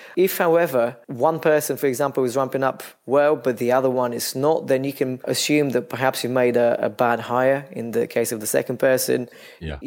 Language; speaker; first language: English; non-native, fluent; Bulgarian